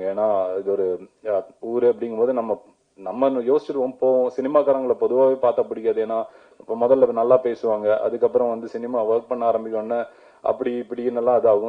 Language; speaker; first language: Tamil; native; Tamil